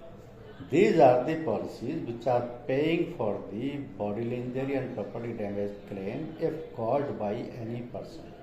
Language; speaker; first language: English; non-native, local second language; Hindi